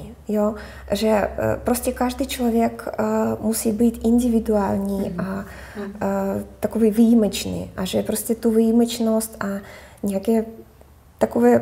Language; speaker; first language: Czech; non-native, fluent; Russian